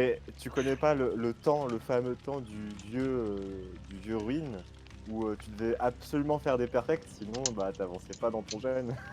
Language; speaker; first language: French; native; French